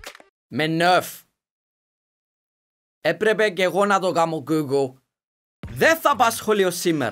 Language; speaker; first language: Greek; native; Greek